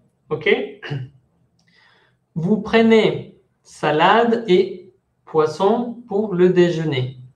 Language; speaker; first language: French; non-native, fluent; Spanish